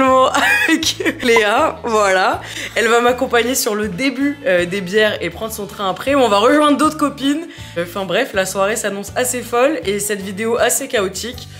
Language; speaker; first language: French; native; French